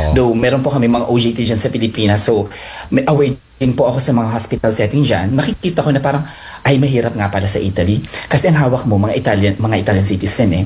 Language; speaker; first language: Filipino; native; Filipino